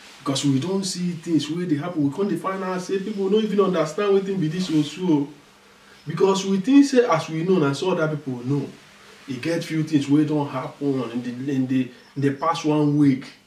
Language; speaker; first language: Nigerian Pidgin; non-native, local second language; Igbo